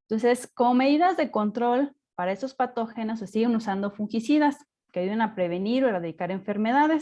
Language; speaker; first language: Spanish; native; Spanish